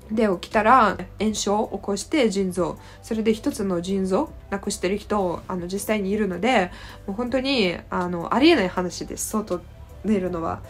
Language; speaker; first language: Japanese; non-native, fluent; Russian